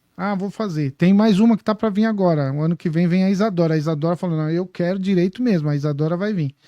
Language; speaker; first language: Portuguese; native; Portuguese